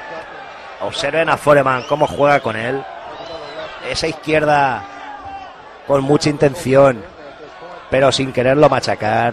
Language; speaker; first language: Spanish; native; Spanish